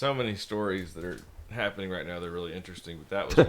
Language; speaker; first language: English; native; English